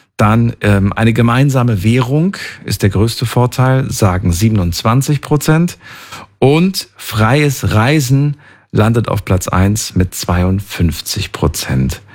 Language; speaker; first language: German; native; German